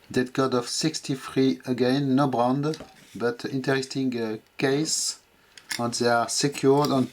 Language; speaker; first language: English; non-native, fluent; French